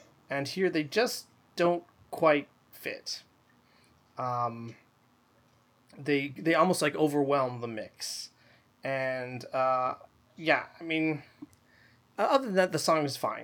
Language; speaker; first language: English; native; English